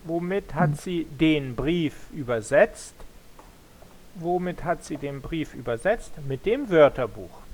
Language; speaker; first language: German; non-native, learner; Spanish